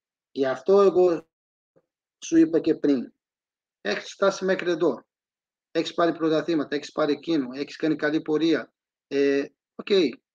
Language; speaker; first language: Greek; non-native, fluent; Portuguese